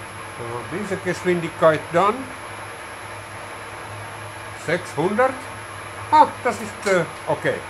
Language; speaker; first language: German; non-native, learner; Finnish